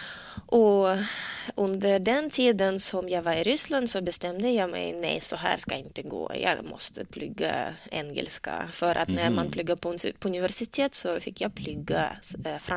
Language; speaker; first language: Swedish; non-native, learner; Russian